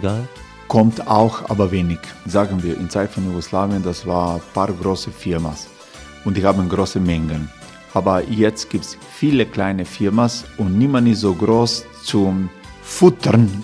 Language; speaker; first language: German; non-native, fluent; Croatian